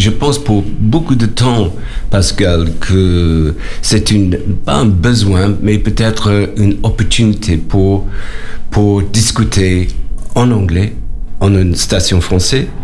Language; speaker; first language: French; non-native, learner; English